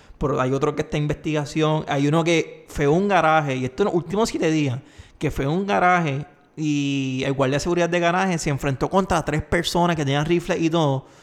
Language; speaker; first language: Spanish; native; Spanish